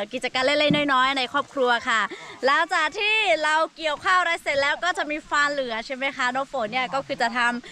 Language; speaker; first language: Thai; non-native, local second language; Lahu